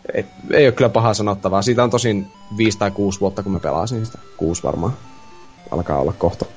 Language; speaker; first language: Finnish; native; Finnish